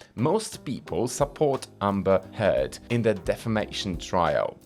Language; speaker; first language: English; non-native, fluent; Polish